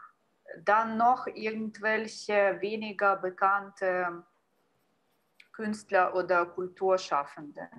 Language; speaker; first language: German; non-native, fluent; Ukrainian